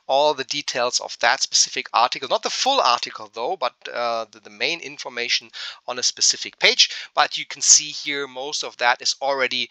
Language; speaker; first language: English; non-native, fluent; German